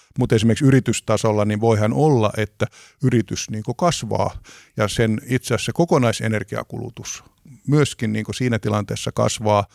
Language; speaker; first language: Finnish; native; Finnish